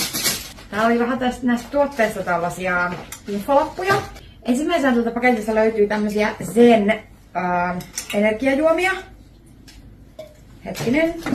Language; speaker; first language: Finnish; native; Finnish